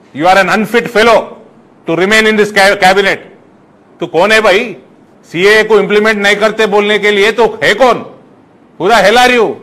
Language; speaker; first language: Hindi; non-native, local second language; Telugu